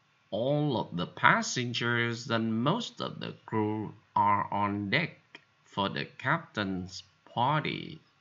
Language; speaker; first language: English; non-native, fluent; Vietnamese